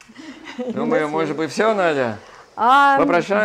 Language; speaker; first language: Russian; non-native, fluent; English